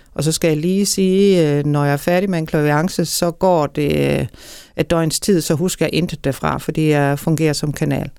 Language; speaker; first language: Danish; native; Danish